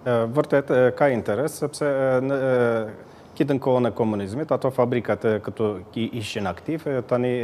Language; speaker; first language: Albanian; early bilingual, heritage; Albanian